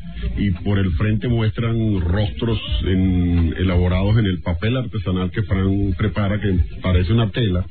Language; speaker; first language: Spanish; native; Spanish